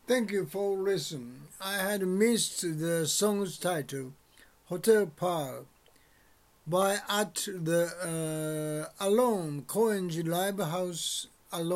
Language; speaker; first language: English; non-native, learner; Japanese